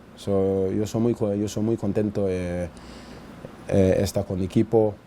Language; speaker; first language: Spanish; non-native, learner; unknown